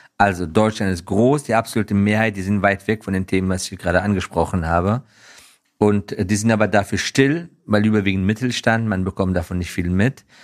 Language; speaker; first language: German; non-native, fluent; Persian